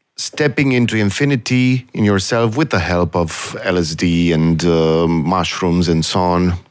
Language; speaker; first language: English; non-native, fluent; Romanian